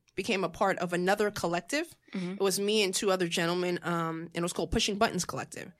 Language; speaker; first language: English; native; English